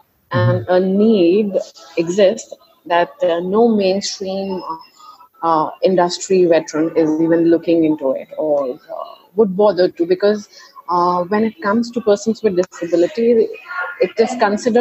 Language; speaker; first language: English; non-native, local second language; Hindi